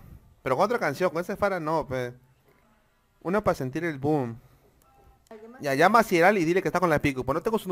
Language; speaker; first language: Spanish; native; Spanish